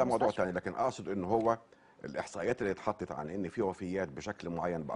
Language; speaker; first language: Arabic; native; Arabic